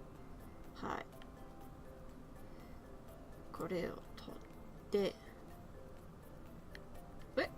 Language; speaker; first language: Japanese; non-native, learner; English